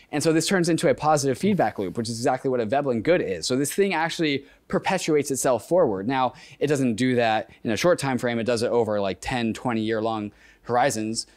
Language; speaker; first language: English; native; English